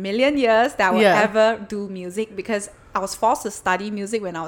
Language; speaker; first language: English; non-native, local second language; Chinese